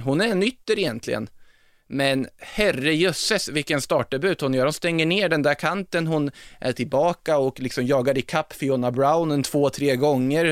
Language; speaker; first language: Swedish; native; Swedish